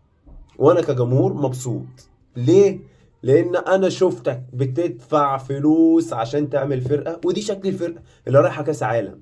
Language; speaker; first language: Arabic; native; Arabic